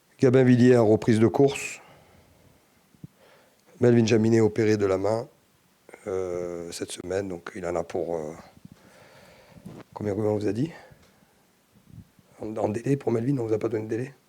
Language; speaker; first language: French; native; French